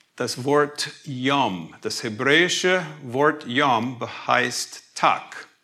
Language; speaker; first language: German; non-native, fluent; English